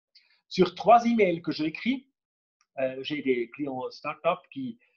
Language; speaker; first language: French; non-native, fluent; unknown